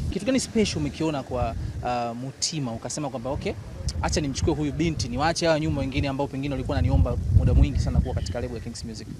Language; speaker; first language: Swahili; native; Swahili